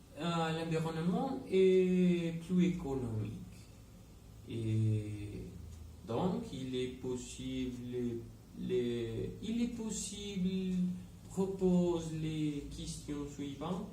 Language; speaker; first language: French; non-native, learner; Spanish